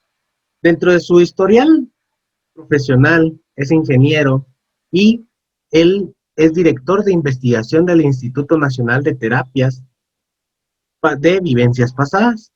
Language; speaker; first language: Spanish; native; Spanish